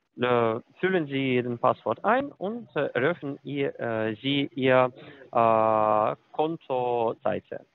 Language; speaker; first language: German; non-native, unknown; Russian